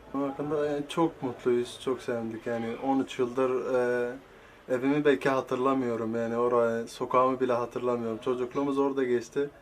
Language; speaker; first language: Turkish; early bilingual, other home language; Arabic